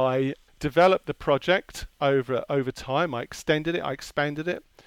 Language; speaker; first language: English; native; English